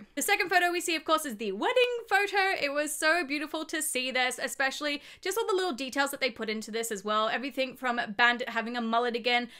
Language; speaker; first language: English; native; English